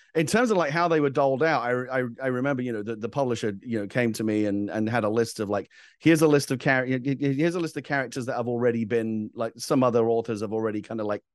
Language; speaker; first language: English; native; English